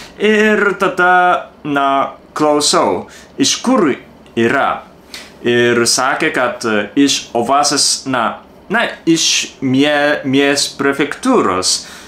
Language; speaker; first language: Lithuanian; non-native, learner; Japanese